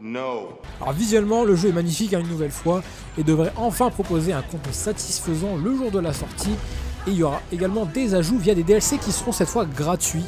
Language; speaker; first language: French; native; French